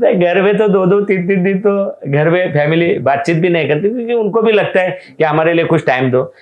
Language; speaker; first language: Hindi; non-native, local second language; Marathi